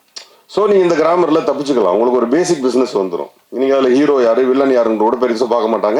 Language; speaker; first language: Tamil; native; Tamil